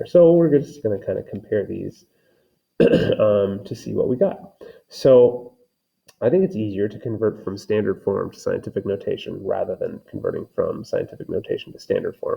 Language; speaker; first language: English; native; English